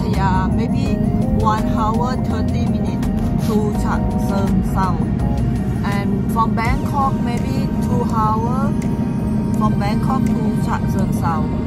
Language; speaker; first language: English; non-native, learner; Thai